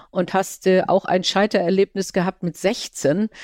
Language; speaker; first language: German; native; German